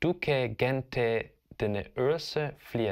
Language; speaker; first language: Danish; non-native, fluent; Italian